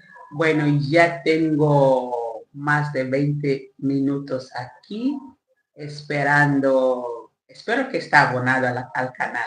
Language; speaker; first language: Spanish; non-native, learner; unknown